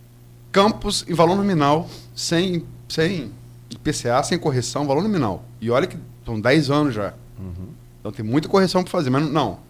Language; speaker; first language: Portuguese; native; Portuguese